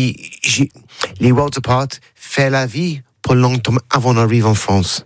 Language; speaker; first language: French; non-native, learner; English